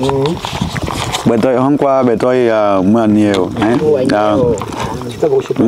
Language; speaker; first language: Vietnamese; non-native, learner; Portuguese